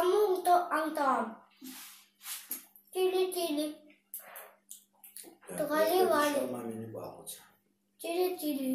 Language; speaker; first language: Vietnamese; early bilingual, heritage; Vietnamese